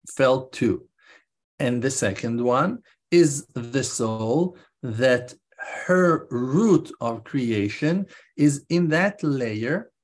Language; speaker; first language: English; non-native, fluent; Hebrew